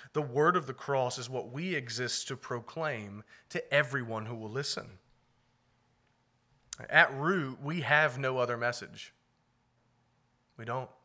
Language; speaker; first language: English; native; English